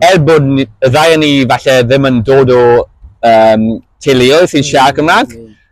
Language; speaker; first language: Welsh; non-native, local second language; English